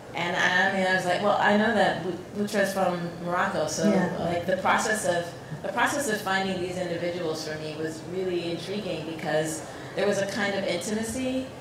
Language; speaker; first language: English; native; English